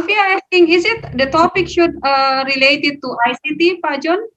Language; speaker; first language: English; non-native, fluent; Indonesian